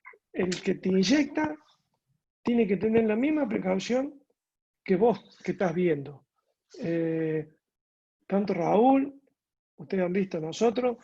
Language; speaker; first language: Spanish; native; Spanish